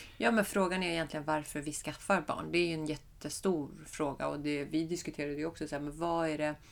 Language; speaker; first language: Swedish; early bilingual, other home language; Persian